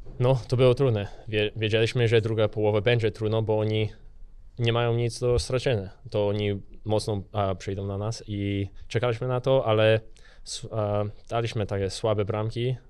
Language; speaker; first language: Polish; early bilingual, heritage; English